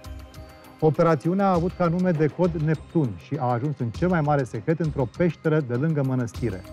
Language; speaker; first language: Romanian; native; Romanian